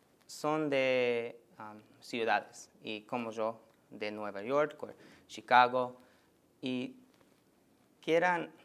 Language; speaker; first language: Spanish; early bilingual, heritage; Spanish